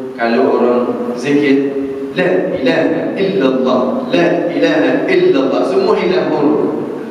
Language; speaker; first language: Malay; non-native, fluent; Arabic